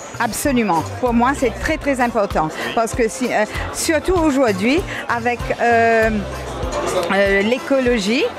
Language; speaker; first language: French; non-native, local second language; Morisyen